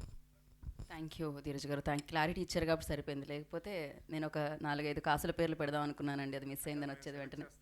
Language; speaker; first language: Telugu; native; Telugu